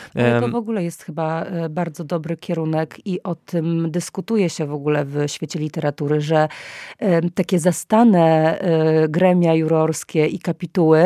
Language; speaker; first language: Polish; native; Polish